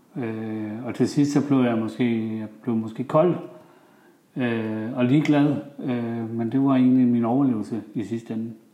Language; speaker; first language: Danish; early bilingual, other home language; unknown